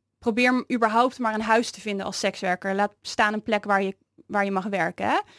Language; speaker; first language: Dutch; native; Dutch